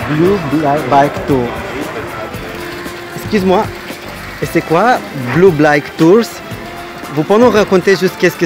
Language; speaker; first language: French; non-native, fluent; Russian